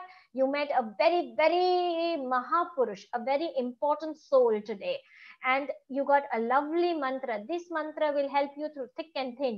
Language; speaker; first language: English; non-native, local second language; Gujarati